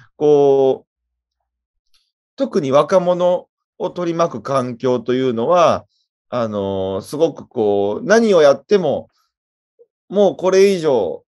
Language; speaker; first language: Japanese; native; Japanese